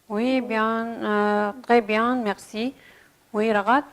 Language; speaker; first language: French; non-native, fluent; Arabic